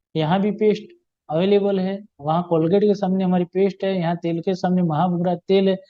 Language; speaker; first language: Hindi; non-native, local second language; Gujarati